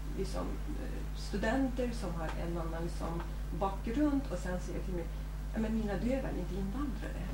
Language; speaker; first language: Swedish; non-native, fluent; Kurdish